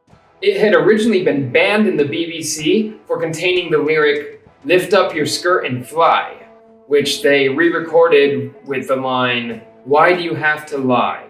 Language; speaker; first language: English; native; English